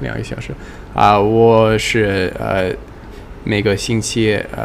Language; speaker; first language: Chinese; non-native, learner; English